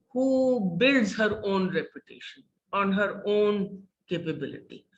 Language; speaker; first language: English; non-native, local second language; Hindi